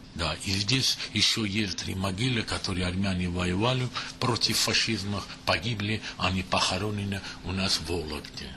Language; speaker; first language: Russian; non-native, local second language; Armenian